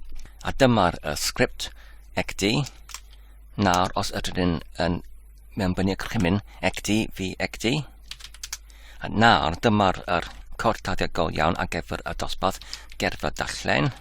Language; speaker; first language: Welsh; non-native, learner; English